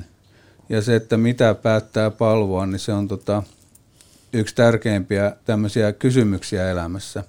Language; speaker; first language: Finnish; native; Finnish